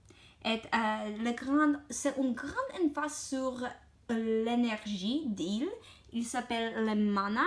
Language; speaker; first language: French; non-native, learner; English